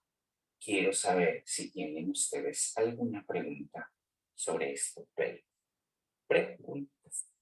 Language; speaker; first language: Spanish; native; Spanish